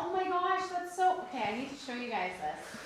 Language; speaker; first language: English; native; English